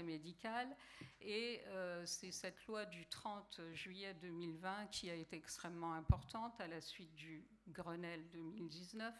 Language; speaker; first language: French; native; French